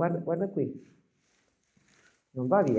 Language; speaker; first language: Italian; native; Italian